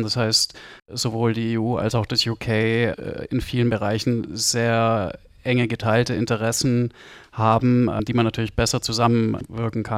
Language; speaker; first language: German; native; German